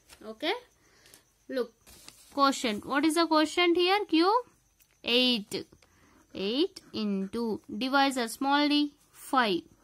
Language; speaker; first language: English; non-native, local second language; Telugu